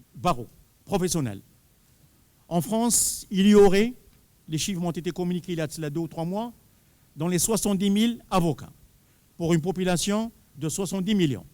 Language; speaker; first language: French; non-native, local second language; Arabic